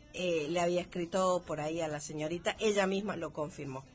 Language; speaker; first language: Spanish; native; Spanish